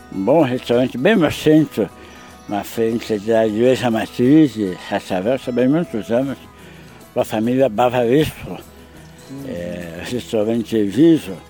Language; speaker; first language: Portuguese; native; Portuguese